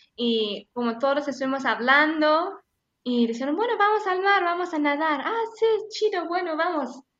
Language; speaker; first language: Spanish; non-native, fluent; Persian